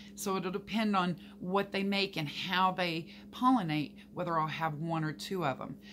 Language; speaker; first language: English; native; English